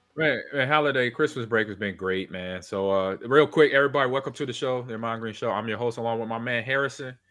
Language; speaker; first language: English; native; English